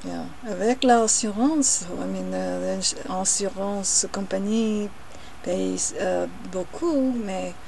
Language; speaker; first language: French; non-native, learner; English